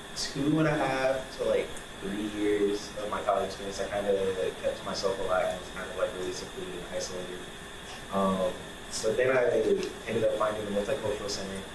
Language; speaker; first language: English; native; English